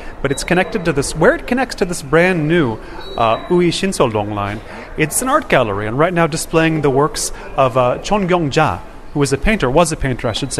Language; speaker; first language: English; native; English